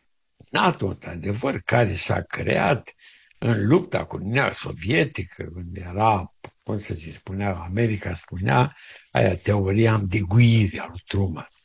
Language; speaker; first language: Romanian; native; Romanian